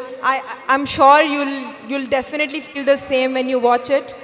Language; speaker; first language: Telugu; non-native, local second language; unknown